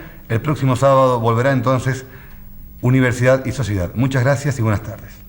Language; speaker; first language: Spanish; native; Spanish